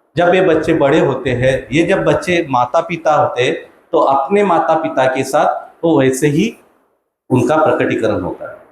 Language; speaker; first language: Hindi; non-native, local second language; Marathi